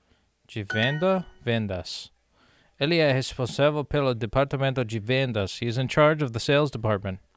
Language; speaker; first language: Portuguese; non-native, learner; English